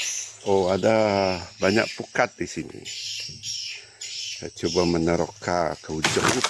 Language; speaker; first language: Malay; native; Malay